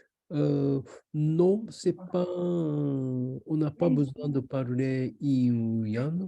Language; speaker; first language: French; non-native, learner; Japanese